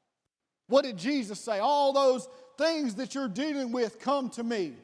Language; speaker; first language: English; native; English